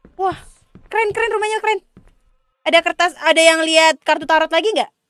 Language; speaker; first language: Indonesian; non-native, local second language; Minangkabau